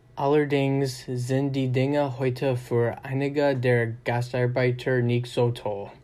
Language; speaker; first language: German; non-native, learner; English